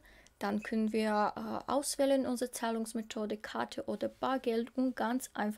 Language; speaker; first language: German; non-native, fluent; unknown